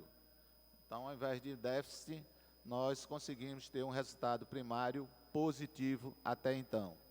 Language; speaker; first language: Portuguese; native; Portuguese